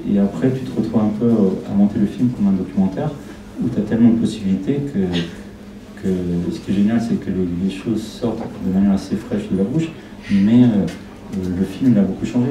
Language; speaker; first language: French; non-native, fluent; Spanish